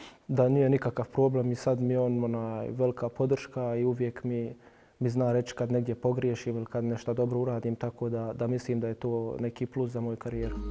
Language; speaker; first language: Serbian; early bilingual, heritage; Bosnian